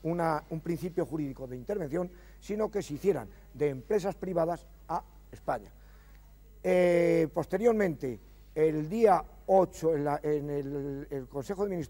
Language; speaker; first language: Spanish; native; Spanish